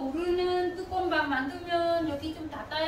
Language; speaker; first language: Korean; non-native, learner; Vietnamese